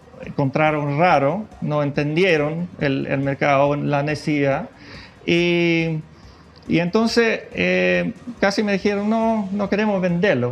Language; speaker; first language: Spanish; non-native, fluent; Dutch